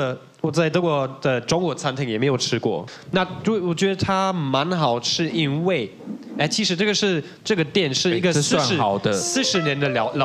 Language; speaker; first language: Chinese; non-native, fluent; German